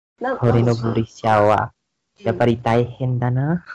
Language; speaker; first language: Japanese; non-native, learner; Chinese